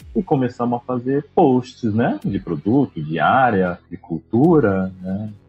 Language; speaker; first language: Portuguese; native; Portuguese